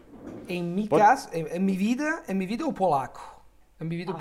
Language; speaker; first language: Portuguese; non-native, learner; Italian